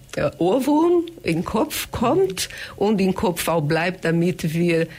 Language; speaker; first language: German; non-native, fluent; Portuguese